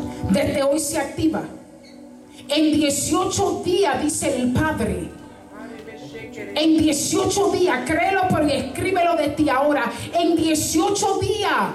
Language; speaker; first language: Spanish; early bilingual, heritage; Spanish